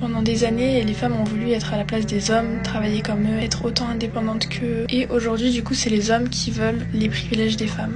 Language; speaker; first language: French; native; French